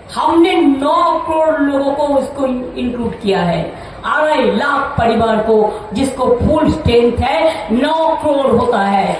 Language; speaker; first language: Hindi; non-native, local second language; Bangla